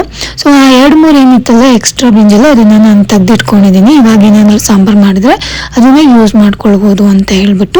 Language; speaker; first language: Kannada; native; Kannada